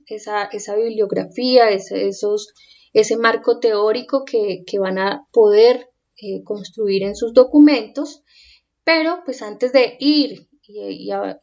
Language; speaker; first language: Spanish; native; Spanish